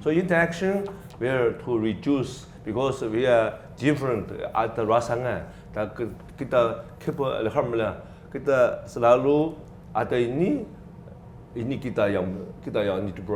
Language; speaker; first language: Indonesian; non-native, learner; Chinese